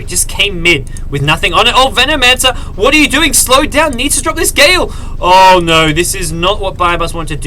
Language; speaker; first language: English; native; English